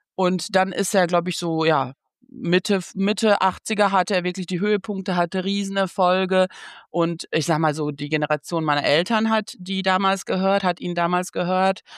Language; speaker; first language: German; early bilingual, other home language; Bosnian